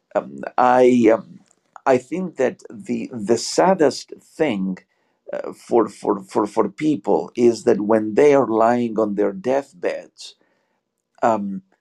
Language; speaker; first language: English; non-native, fluent; Spanish